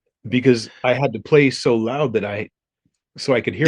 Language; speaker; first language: English; native; English